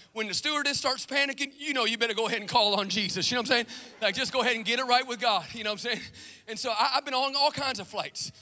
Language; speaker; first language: English; native; English